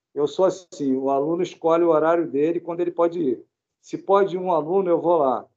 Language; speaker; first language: Portuguese; native; Portuguese